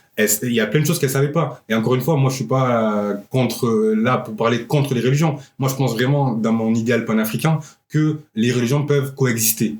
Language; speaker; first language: French; early bilingual, other home language; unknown